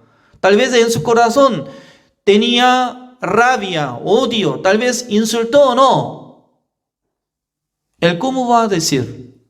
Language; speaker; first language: Spanish; non-native, fluent; Korean